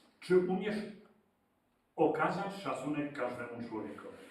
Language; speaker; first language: Polish; native; Polish